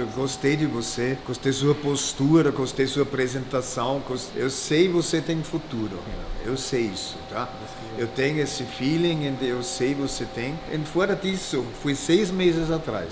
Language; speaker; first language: Portuguese; non-native, fluent; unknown